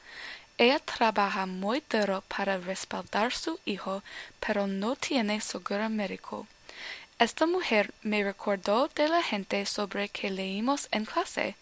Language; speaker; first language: Spanish; non-native, learner; English